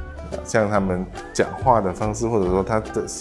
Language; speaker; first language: Chinese; native; Chinese